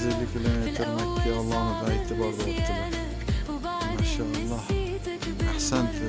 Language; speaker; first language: Arabic; non-native, learner; Uzbek